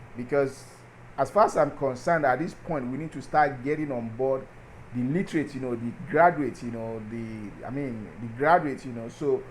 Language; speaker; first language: English; non-native, local second language; Yoruba